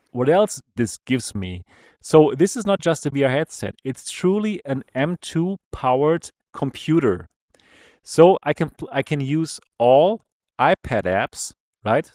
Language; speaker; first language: English; non-native, fluent; German